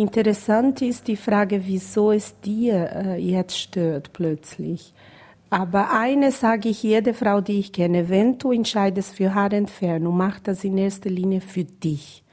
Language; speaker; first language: German; non-native, fluent; Portuguese